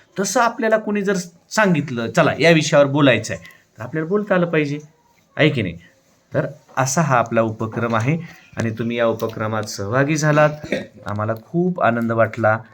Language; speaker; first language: Marathi; native; Marathi